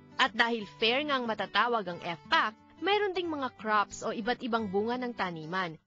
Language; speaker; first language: Filipino; native; Filipino